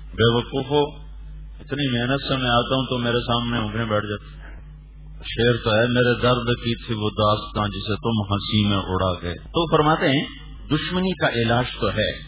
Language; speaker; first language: Urdu; native; Urdu